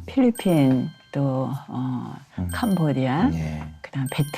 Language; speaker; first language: Korean; native; Korean